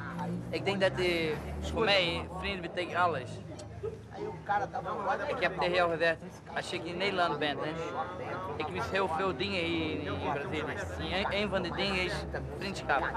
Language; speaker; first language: Dutch; non-native, learner; Portuguese